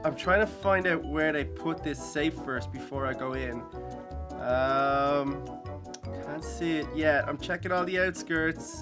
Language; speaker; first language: English; native; English